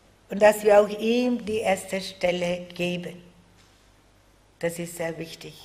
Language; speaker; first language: German; non-native, fluent; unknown